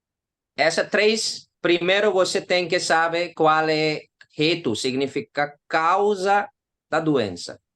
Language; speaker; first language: Portuguese; non-native, learner; Hindi